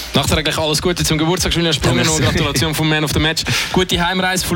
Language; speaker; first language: German; native; German